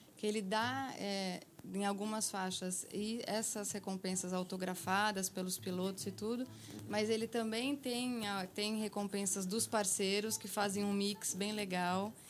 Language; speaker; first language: Portuguese; native; Portuguese